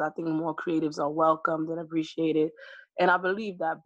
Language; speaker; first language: English; native; English